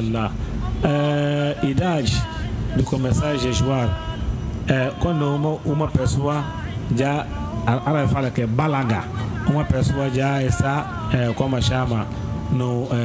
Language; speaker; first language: Portuguese; non-native, learner; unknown